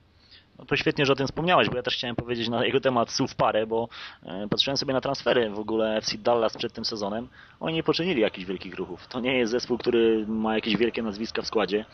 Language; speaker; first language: Polish; native; Polish